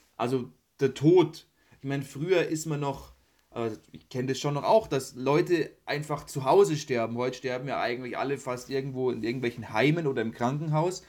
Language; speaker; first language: German; native; German